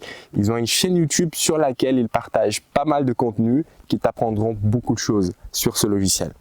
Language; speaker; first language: French; native; French